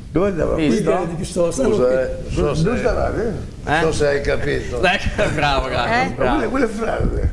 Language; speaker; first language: Italian; native; Italian